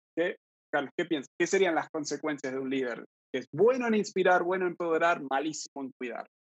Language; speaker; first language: Spanish; early bilingual, other home language; English